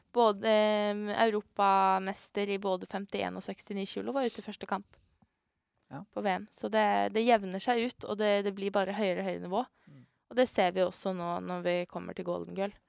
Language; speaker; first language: Norwegian; native; Norwegian